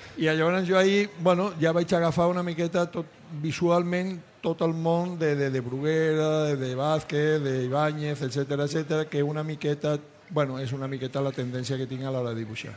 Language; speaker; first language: Catalan; non-native, local second language; Spanish